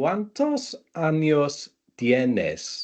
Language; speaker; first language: Spanish; non-native, learner; Welsh